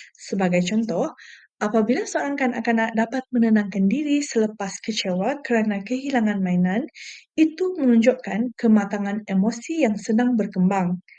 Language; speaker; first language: Malay; non-native, local second language; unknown